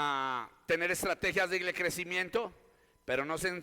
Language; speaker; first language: Spanish; native; Spanish